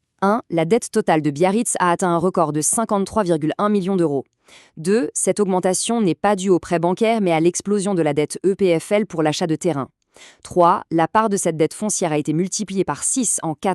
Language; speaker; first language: French; native; French